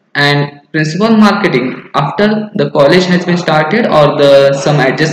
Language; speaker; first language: English; non-native, local second language; Marathi